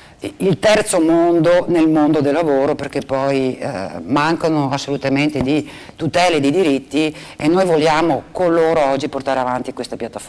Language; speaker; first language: Italian; native; Italian